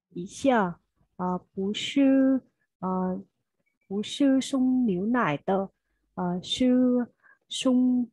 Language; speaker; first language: Chinese; non-native, learner; Vietnamese